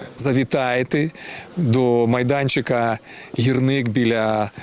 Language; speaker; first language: Ukrainian; non-native, local second language; Russian